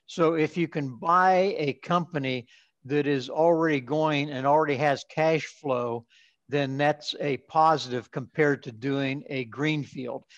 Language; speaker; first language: English; native; English